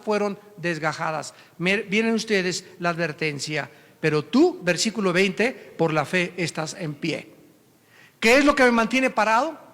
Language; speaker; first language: Spanish; native; Spanish